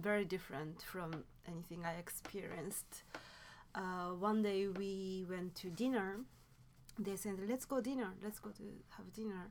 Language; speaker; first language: English; non-native, fluent; Japanese